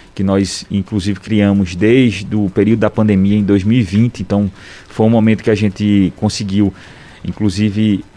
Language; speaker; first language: Portuguese; native; Portuguese